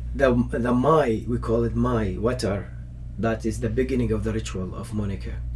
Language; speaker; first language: English; non-native, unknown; Arabic